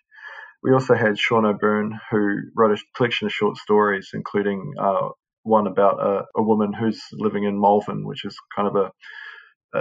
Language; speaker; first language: English; native; English